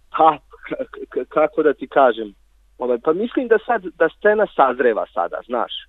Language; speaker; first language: Serbian; native; Serbian